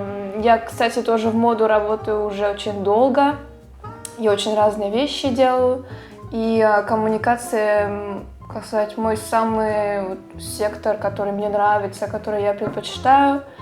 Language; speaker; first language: Russian; early bilingual, heritage; Russian